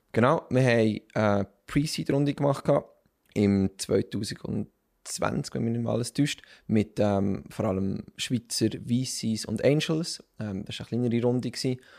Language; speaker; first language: German; native; German